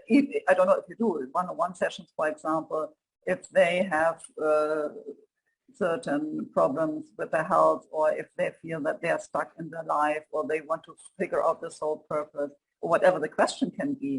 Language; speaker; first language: English; non-native, fluent; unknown